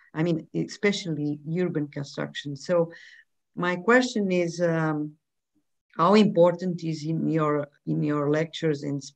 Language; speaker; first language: English; non-native, fluent; Portuguese